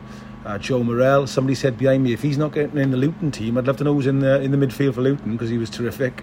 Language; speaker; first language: English; native; English